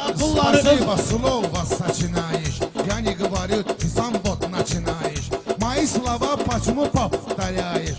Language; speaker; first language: Russian; non-native, local second language; Talysh